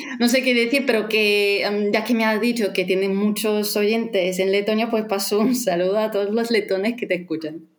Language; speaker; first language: Spanish; non-native, fluent; Russian